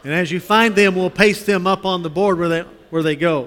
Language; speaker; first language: English; native; English